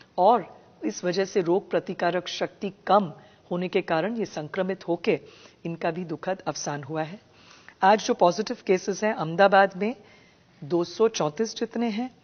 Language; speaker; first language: Hindi; non-native, local second language; Gujarati